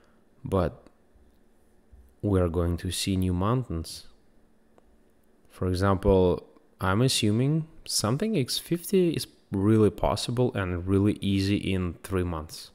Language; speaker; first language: English; non-native, fluent; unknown